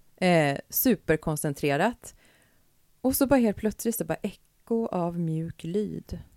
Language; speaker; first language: Swedish; native; Swedish